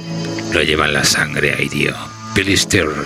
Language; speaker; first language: Spanish; native; Spanish